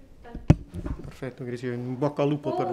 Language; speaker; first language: Italian; non-native, fluent; English